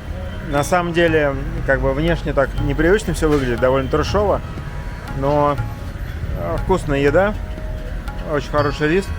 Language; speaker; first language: Russian; native; Russian